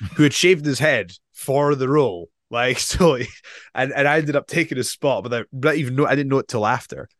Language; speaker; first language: English; native; English